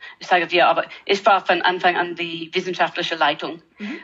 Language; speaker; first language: German; non-native, learner; English